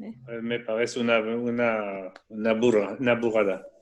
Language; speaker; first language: Spanish; non-native, fluent; French